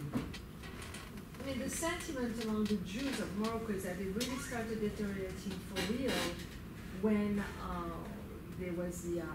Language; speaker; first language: English; early bilingual, other home language; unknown